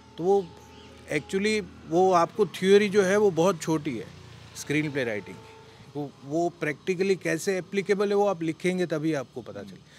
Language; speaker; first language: Hindi; non-native, local second language; Gujarati